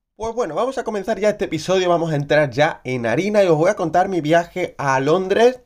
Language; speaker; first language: Spanish; native; Spanish